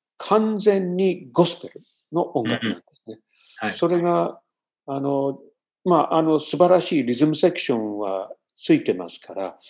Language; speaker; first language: Japanese; non-native, fluent; English